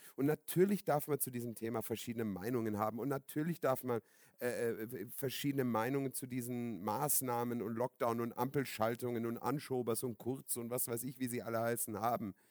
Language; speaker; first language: German; native; German